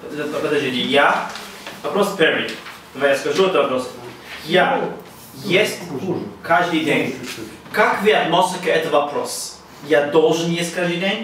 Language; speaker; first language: Russian; non-native, learner; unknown